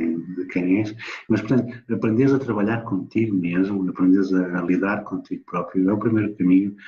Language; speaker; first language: Portuguese; native; Portuguese